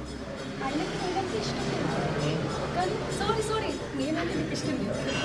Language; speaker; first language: Telugu; non-native, learner; Odia